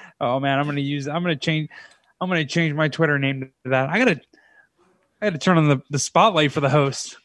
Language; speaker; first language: English; native; English